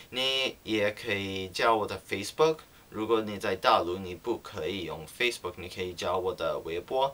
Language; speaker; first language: Chinese; non-native, learner; English